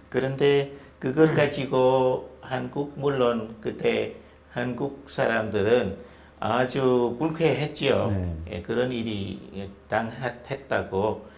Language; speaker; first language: Korean; non-native, fluent; Vietnamese